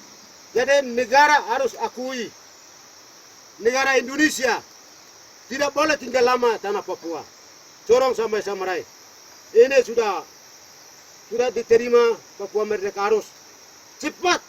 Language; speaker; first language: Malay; non-native, local second language; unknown